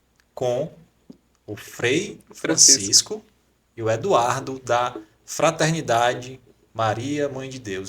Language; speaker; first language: Portuguese; native; Portuguese